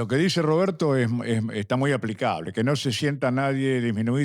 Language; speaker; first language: Spanish; native; Spanish